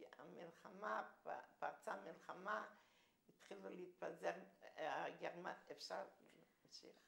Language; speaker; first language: Hebrew; early bilingual, other home language; Romanian